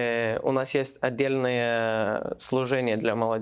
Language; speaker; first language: Russian; non-native, learner; Lithuanian